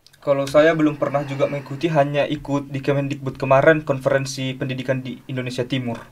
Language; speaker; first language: Indonesian; native; Indonesian